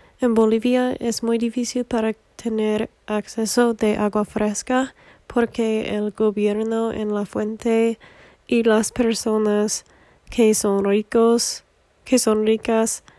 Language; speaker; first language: Spanish; non-native, learner; English